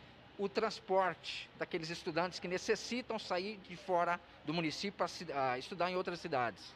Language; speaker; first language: Portuguese; native; Portuguese